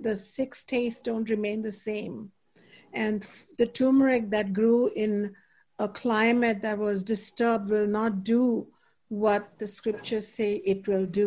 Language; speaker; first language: English; non-native, local second language; Hindi